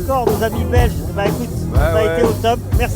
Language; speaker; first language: French; native; French